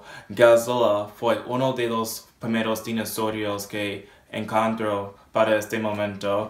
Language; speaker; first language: Spanish; non-native, learner; English